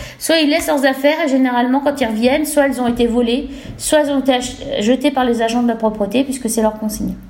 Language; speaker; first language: French; native; French